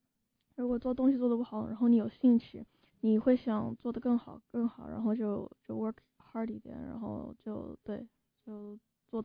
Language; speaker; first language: Chinese; early bilingual, heritage; Chinese